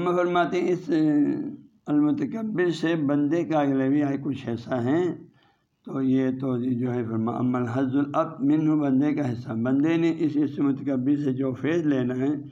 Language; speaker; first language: Urdu; non-native, local second language; Balti